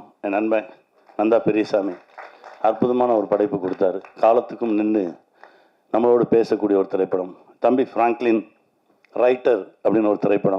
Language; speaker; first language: Tamil; native; Tamil